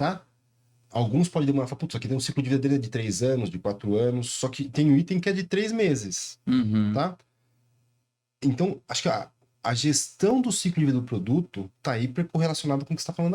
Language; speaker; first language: Portuguese; native; Portuguese